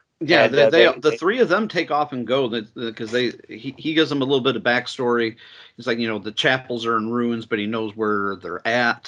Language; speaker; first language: English; native; English